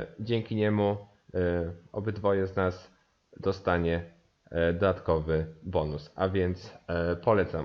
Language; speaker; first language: Polish; native; Polish